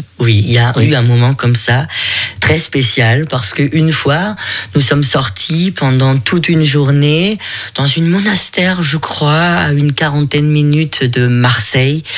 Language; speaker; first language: French; non-native, fluent; German